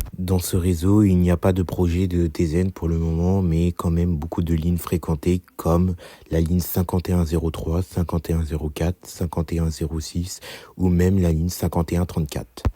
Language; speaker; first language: French; native; French